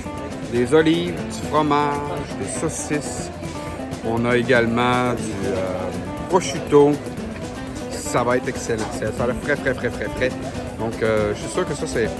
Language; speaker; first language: French; native; French